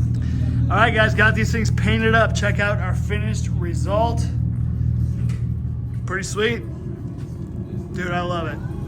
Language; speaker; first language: English; native; English